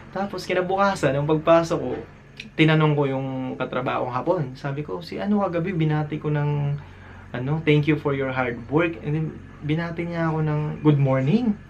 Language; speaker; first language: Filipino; native; Filipino